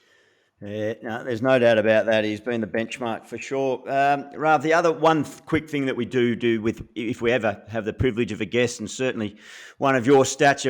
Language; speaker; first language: English; native; English